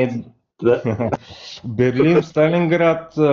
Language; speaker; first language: Russian; non-native, learner; Bulgarian